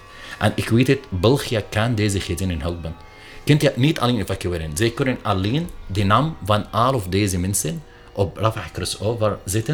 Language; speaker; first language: Dutch; non-native, learner; Arabic